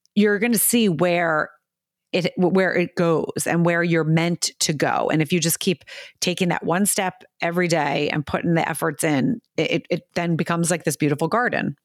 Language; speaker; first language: English; native; English